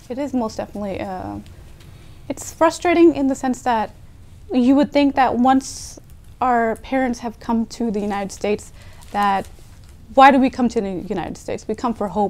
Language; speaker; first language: English; native; English